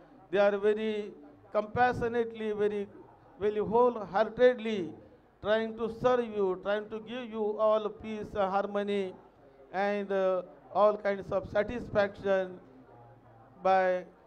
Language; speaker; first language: English; non-native, local second language; Hindi